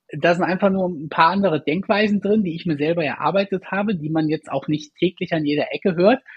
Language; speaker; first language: German; native; German